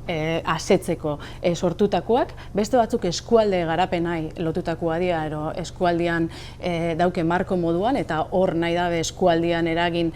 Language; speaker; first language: Basque; native; Basque